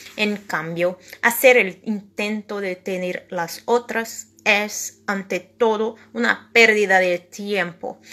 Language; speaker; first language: Spanish; non-native, fluent; Portuguese